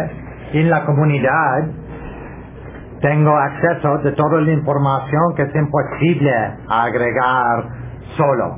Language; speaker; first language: Spanish; non-native, learner; English